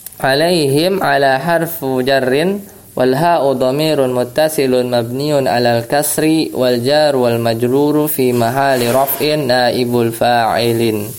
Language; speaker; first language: Arabic; non-native, fluent; Indonesian